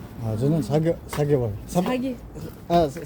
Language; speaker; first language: Korean; non-native, learner; Filipino